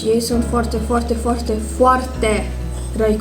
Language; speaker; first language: Romanian; early bilingual, heritage; Romanian